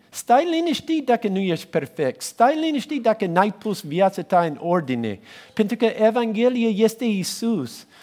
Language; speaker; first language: Romanian; non-native, fluent; English